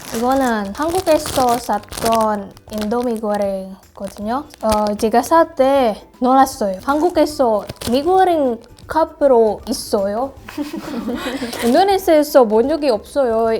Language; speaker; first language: Korean; non-native, learner; Indonesian